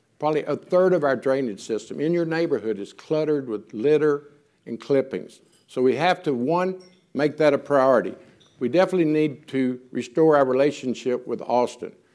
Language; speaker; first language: English; native; English